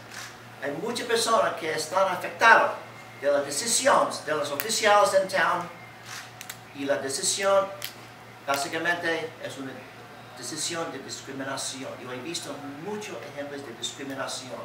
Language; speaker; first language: Spanish; non-native, learner; English